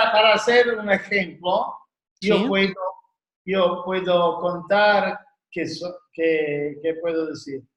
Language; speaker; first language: Spanish; non-native, learner; Italian